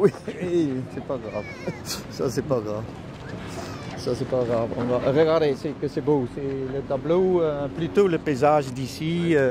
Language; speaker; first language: French; non-native, learner; Dutch